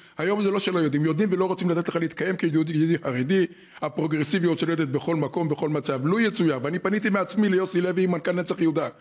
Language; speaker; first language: Hebrew; native; Hebrew